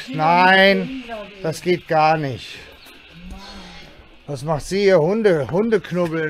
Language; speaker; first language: German; native; German